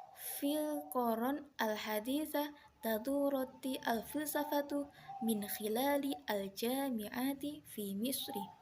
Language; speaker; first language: Arabic; non-native, learner; Indonesian